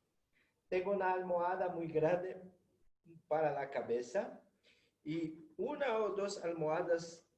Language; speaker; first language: Spanish; non-native, fluent; Portuguese